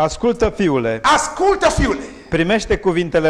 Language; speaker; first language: Romanian; native; Romanian